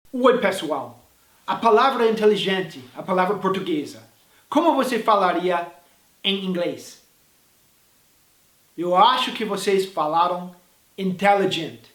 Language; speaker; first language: Portuguese; non-native, fluent; English